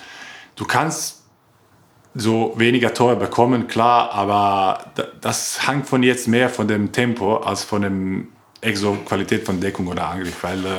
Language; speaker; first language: German; non-native, learner; Croatian